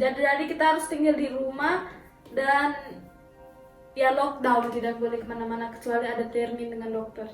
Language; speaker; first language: Indonesian; early bilingual, heritage; Indonesian